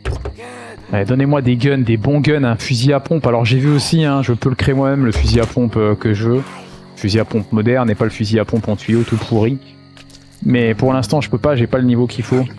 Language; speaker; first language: French; native; French